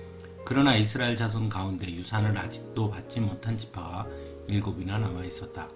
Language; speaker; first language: Korean; native; Korean